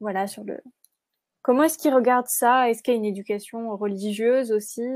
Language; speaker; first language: French; native; French